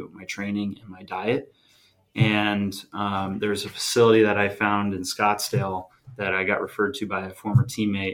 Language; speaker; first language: English; native; English